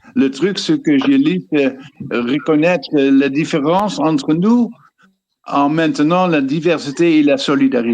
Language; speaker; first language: French; non-native, fluent; Dutch